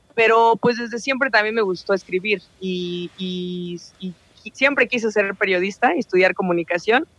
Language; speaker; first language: Spanish; native; Spanish